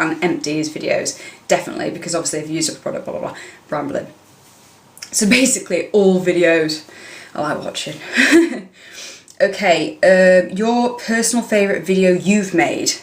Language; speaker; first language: English; native; English